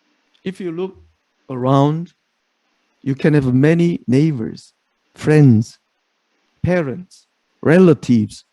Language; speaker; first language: English; non-native, fluent; Korean